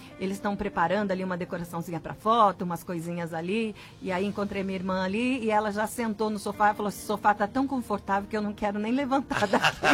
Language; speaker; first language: Portuguese; native; Portuguese